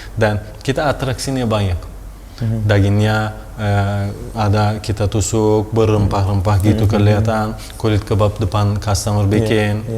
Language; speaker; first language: Indonesian; non-native, fluent; Turkish